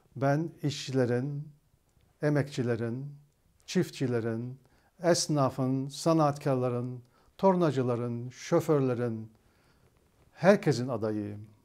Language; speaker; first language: Turkish; early bilingual, heritage; Turkish